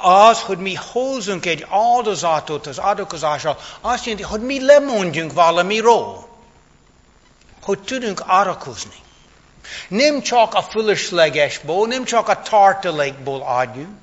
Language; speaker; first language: Hungarian; non-native, fluent; English